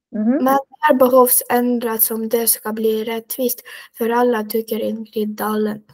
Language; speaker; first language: Swedish; non-native, learner; Russian